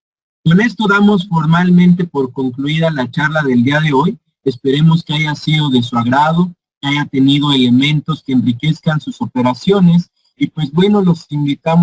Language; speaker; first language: Spanish; native; Spanish